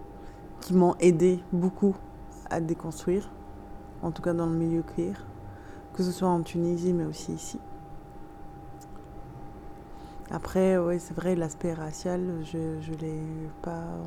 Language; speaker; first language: French; non-native, local second language; Arabic